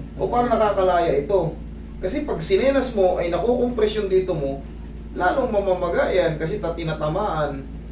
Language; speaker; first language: Filipino; native; Filipino